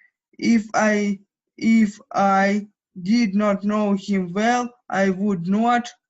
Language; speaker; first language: English; non-native, fluent; Ukrainian